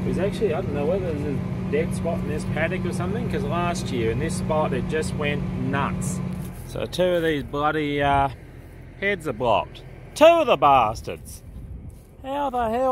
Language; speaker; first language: English; native; English